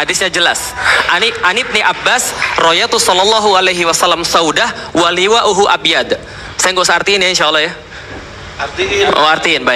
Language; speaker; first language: Indonesian; native; Indonesian